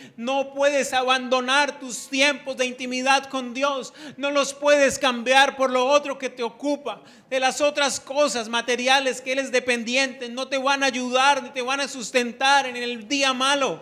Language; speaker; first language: Spanish; native; Spanish